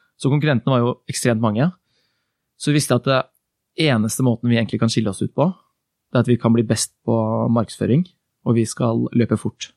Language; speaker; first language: Norwegian; native; Norwegian